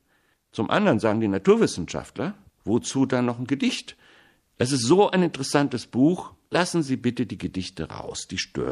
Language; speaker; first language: German; early bilingual, heritage; German